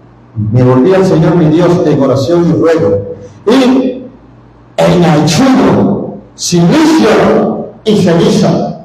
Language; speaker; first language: Spanish; native; Spanish